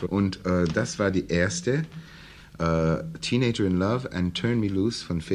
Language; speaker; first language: German; non-native, learner; English